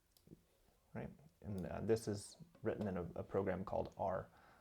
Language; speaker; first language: English; native; English